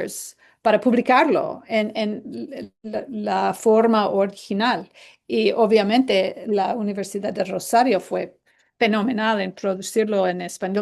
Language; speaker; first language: Spanish; non-native, fluent; English